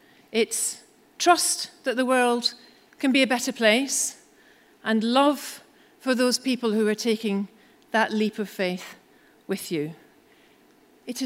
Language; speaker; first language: English; native; English